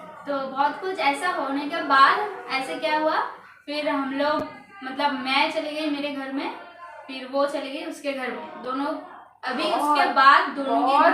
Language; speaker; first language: Hindi; non-native, local second language; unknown